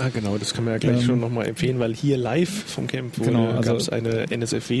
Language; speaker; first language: German; native; German